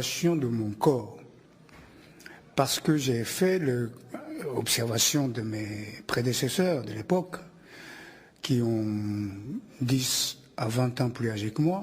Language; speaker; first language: French; non-native, fluent; Japanese